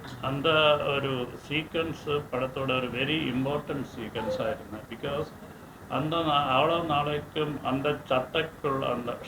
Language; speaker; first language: Tamil; non-native, learner; Malayalam